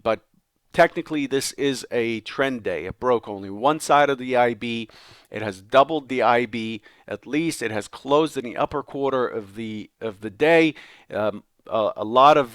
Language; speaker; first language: English; native; English